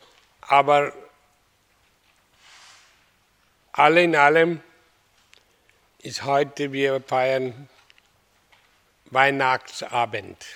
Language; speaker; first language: German; non-native, fluent; Hindi